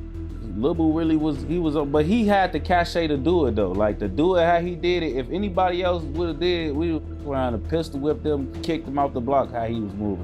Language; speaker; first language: English; native; English